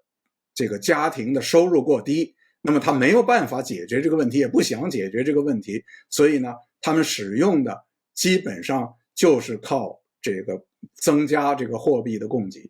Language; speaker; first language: Chinese; native; Chinese